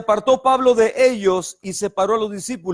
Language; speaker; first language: Spanish; native; Spanish